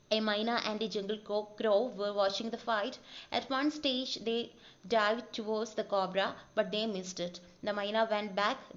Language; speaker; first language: English; non-native, local second language; Malayalam